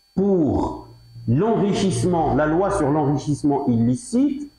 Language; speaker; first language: French; non-native, local second language; Arabic